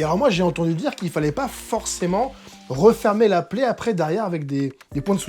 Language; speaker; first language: French; native; French